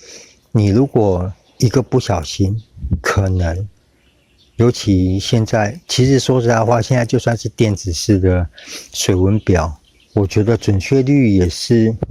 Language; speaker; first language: Chinese; native; Chinese